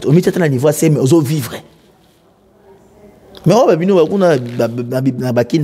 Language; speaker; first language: French; non-native, local second language; Lingala